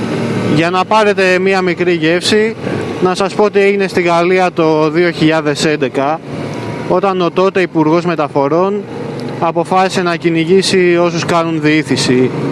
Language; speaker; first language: Greek; native; Greek